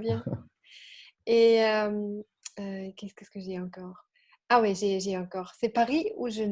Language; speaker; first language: French; non-native, learner; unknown